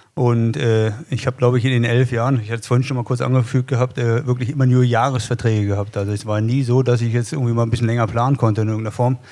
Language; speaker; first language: German; native; German